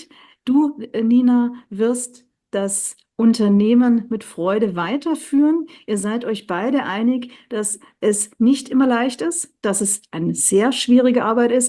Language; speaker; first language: German; native; German